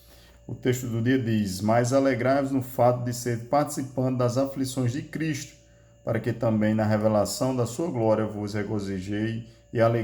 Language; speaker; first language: Portuguese; native; Portuguese